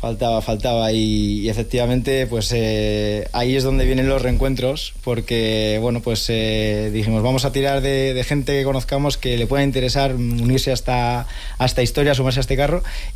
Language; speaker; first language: Spanish; native; Spanish